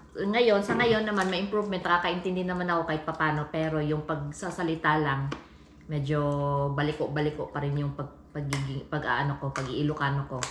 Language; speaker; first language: Filipino; non-native, local second language; Cebuano